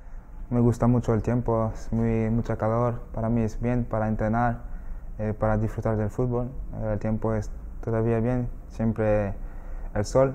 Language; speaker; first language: Spanish; non-native, learner; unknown